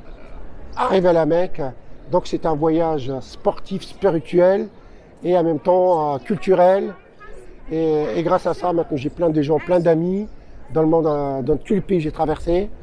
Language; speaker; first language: French; non-native, local second language; Arabic